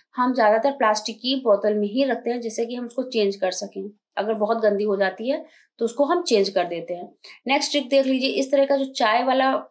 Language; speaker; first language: Hindi; native; Hindi